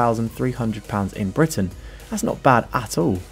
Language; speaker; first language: English; native; English